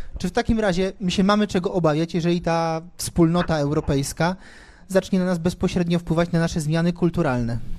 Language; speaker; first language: Polish; native; Polish